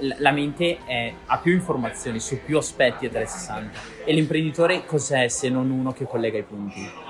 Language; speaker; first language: Italian; early bilingual, other home language; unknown